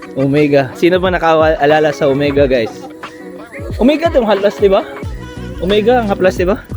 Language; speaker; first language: Filipino; non-native, local second language; Cebuano